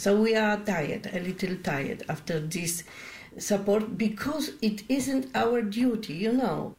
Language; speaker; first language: English; non-native, learner; Polish